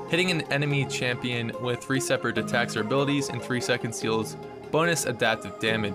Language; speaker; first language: English; native; English